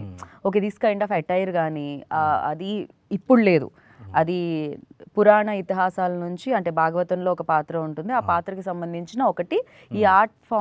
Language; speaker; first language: Telugu; native; Telugu